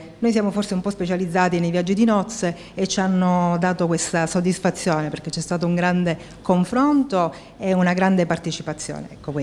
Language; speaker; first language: Italian; native; Italian